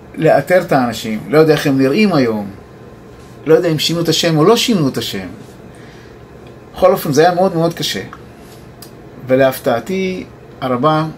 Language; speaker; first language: Hebrew; native; Hebrew